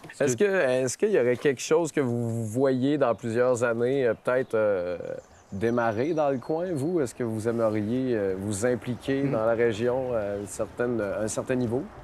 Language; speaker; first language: French; native; French